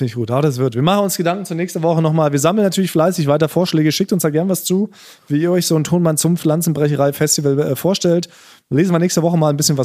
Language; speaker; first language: German; native; German